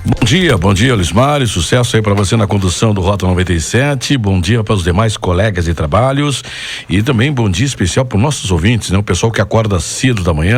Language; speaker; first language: Portuguese; native; Portuguese